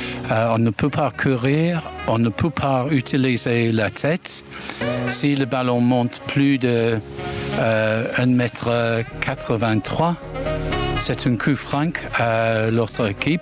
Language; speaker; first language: French; non-native, learner; English